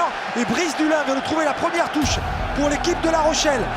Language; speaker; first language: French; native; French